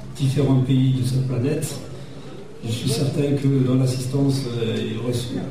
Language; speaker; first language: French; non-native, local second language; Arabic